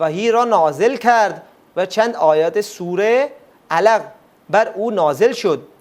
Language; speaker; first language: Persian; non-native, fluent; Urdu